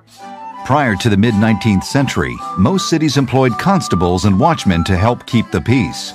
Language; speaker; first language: English; native; English